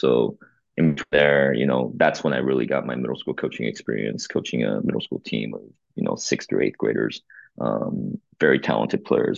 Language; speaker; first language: English; early bilingual, other home language; Korean